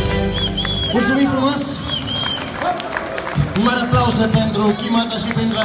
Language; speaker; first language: Romanian; non-native, fluent; Greek